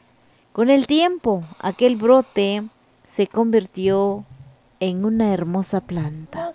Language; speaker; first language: Spanish; native; Spanish